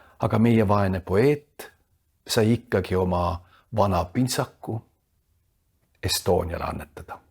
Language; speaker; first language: Estonian; native; Estonian